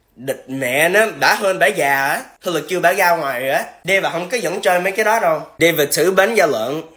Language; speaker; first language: Vietnamese; early bilingual, heritage; Vietnamese